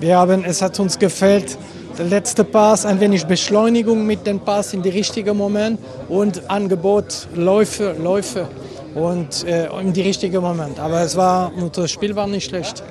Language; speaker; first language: German; non-native, fluent; French